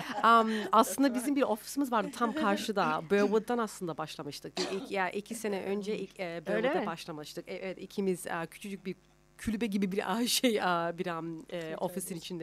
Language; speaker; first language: Turkish; early bilingual, heritage; Turkish